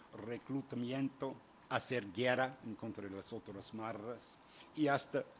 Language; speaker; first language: Spanish; non-native, fluent; English